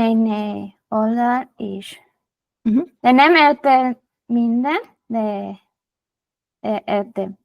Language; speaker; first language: Hungarian; non-native, learner; Spanish